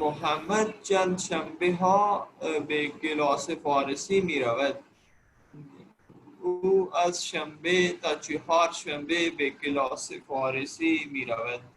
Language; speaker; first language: Persian; non-native, learner; Urdu